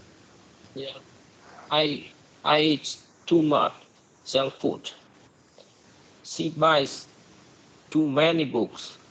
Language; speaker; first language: English; non-native, learner; Vietnamese